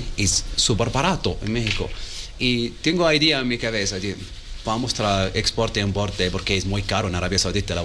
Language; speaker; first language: Spanish; non-native, learner; Arabic